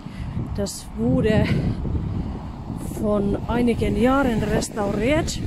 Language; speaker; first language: German; non-native, fluent; Finnish